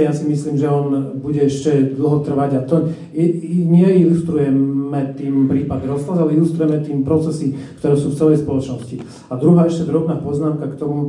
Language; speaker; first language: Slovak; native; Slovak